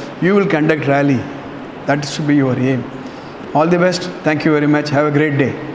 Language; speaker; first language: English; non-native, local second language; Tamil